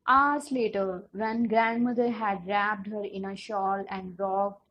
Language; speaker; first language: English; non-native, local second language; Punjabi